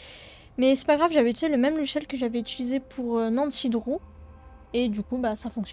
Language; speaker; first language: French; native; French